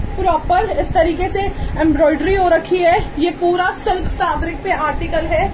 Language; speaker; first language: Hindi; native; Hindi